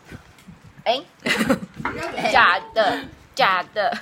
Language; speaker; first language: Chinese; non-native, learner; Korean